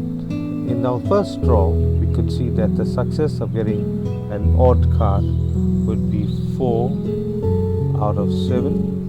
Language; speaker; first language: English; native; English